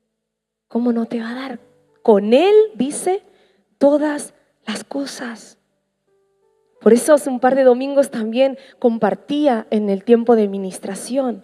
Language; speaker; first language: Spanish; native; Spanish